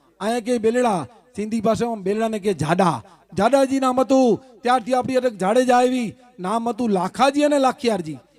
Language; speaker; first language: Gujarati; non-native, local second language; Kachhi